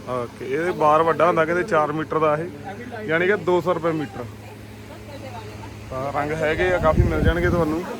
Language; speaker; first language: Punjabi; native; Punjabi